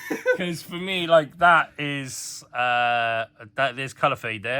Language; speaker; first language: English; native; English